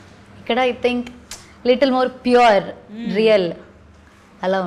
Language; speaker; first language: Telugu; non-native, learner; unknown